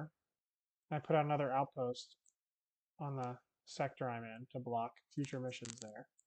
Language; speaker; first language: English; native; English